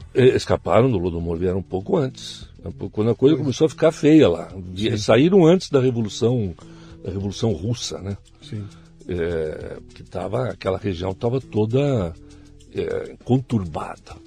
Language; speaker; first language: Portuguese; native; Portuguese